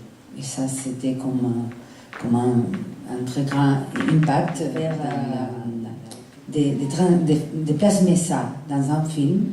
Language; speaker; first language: French; non-native, fluent; Spanish